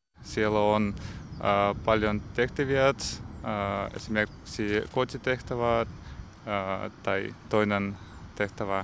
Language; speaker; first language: Finnish; non-native, learner; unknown